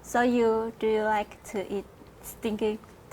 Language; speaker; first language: English; non-native, learner; Vietnamese